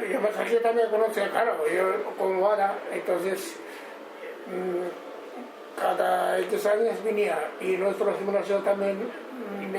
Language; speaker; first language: Spanish; non-native, learner; Japanese